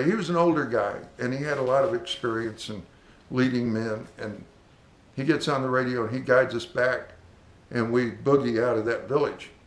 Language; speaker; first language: English; native; English